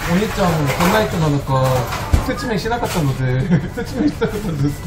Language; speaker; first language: Japanese; non-native, learner; Korean